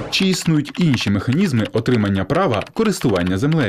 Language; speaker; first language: Ukrainian; native; Ukrainian